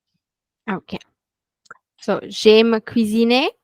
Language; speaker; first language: French; non-native, fluent; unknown